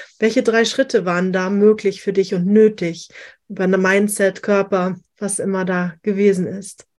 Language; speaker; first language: German; native; German